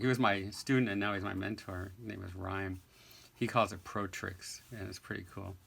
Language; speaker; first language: English; native; English